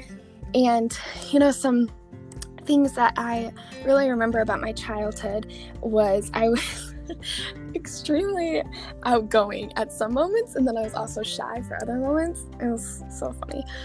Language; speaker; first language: English; native; English